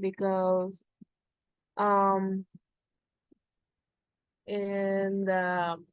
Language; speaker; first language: English; non-native, learner; Spanish